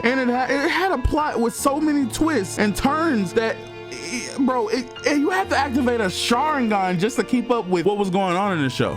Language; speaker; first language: English; native; English